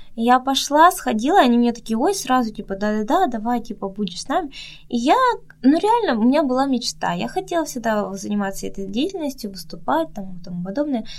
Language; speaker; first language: Russian; native; Russian